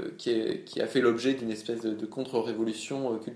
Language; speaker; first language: French; native; French